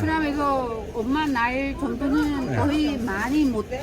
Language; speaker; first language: Korean; non-native, learner; Vietnamese